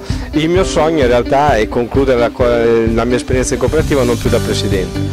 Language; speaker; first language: Italian; native; Italian